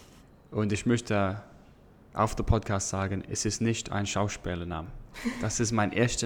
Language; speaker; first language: German; non-native, learner; English